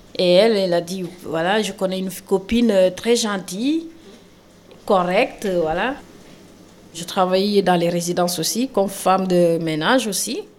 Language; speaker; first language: French; non-native, local second language; Wolof